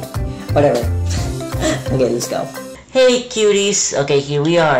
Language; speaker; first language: English; native; English